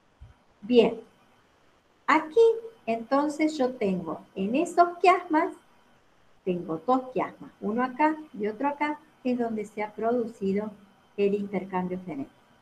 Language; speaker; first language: Spanish; native; Spanish